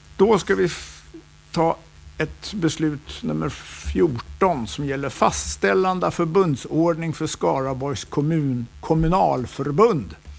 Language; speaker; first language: Swedish; native; Swedish